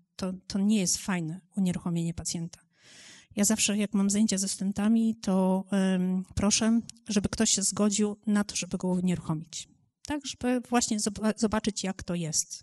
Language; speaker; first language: Polish; native; Polish